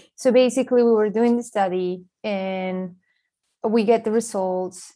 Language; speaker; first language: English; non-native, fluent; Spanish